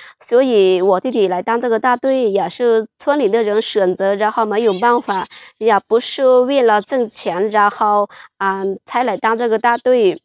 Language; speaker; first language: Chinese; non-native, fluent; Lao